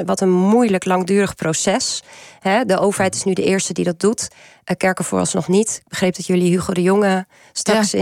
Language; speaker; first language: Dutch; native; Dutch